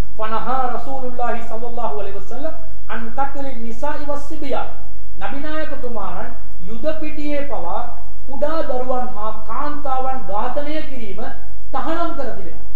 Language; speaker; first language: Sinhala; non-native, local second language; Tamil